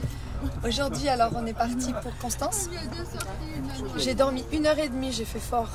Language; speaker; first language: French; native; French